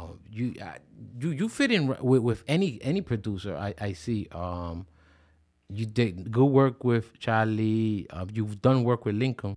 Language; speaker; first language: English; early bilingual, other home language; Spanish